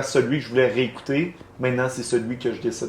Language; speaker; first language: French; native; French